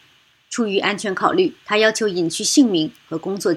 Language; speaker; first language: Chinese; native; Chinese